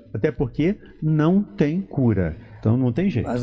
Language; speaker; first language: Portuguese; native; Portuguese